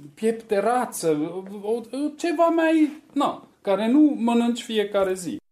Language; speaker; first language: Romanian; non-native, fluent; Swiss German